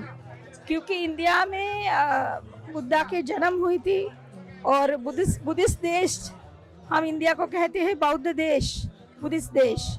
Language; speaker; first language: Hindi; non-native, local second language; Sinhala